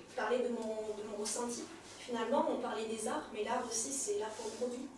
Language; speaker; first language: French; native; French